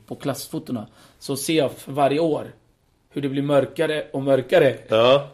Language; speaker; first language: Swedish; early bilingual, other home language; Kurdish